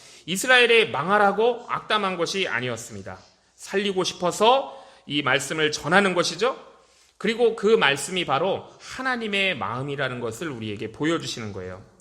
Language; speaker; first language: Korean; native; Korean